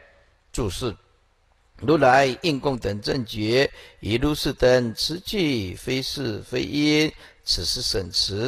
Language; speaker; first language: Chinese; native; Chinese